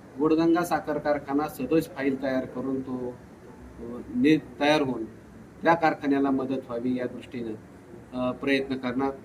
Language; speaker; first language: Marathi; native; Marathi